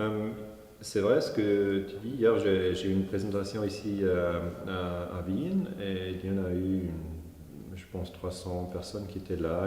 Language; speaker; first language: French; non-native, fluent; German